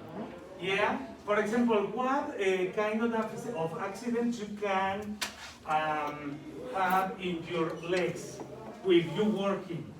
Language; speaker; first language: English; non-native, learner; Spanish